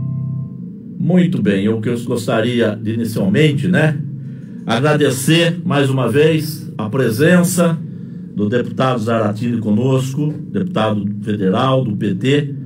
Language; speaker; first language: Portuguese; native; Portuguese